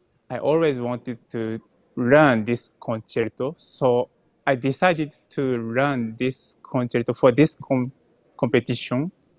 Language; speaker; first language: English; non-native, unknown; Japanese